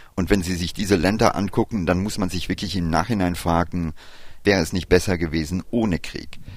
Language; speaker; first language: German; early bilingual, other home language; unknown